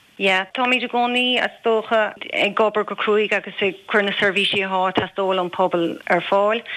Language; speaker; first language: Irish; native; Irish